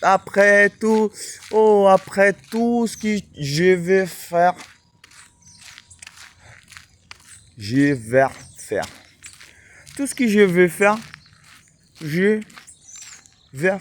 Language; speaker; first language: French; non-native, learner; Portuguese